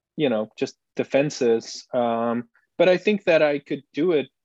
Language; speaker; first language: English; non-native, fluent; Dutch